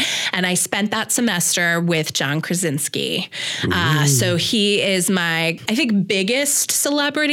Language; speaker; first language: English; native; English